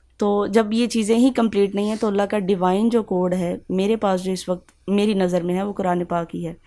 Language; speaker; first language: Urdu; native; Urdu